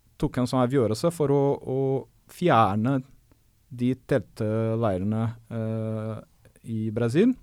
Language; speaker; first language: Norwegian; non-native, fluent; Portuguese